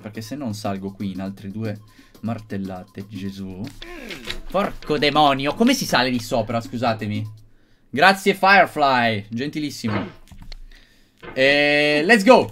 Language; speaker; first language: Italian; native; Italian